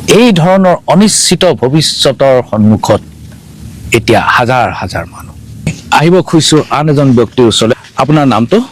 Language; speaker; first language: Assamese; native; Assamese